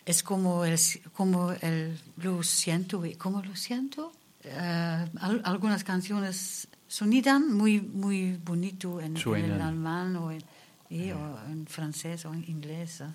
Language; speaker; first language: Spanish; non-native, learner; Dutch